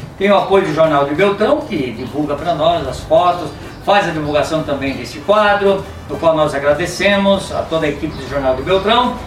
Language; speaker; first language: Portuguese; native; Portuguese